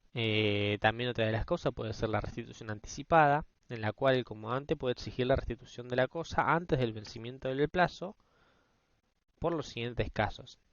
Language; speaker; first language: Spanish; native; Spanish